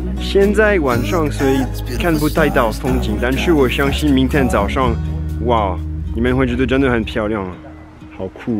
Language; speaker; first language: Chinese; non-native, fluent; French